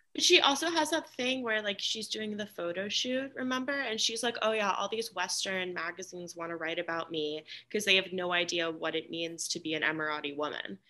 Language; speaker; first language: English; native; English